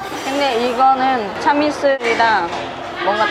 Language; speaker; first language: Korean; non-native, learner; Vietnamese